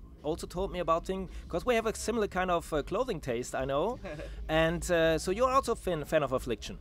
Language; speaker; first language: English; non-native, fluent; German